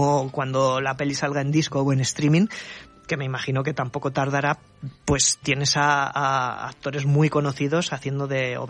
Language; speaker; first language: Spanish; native; Spanish